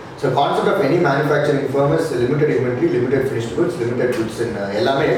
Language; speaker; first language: English; non-native, local second language; Tamil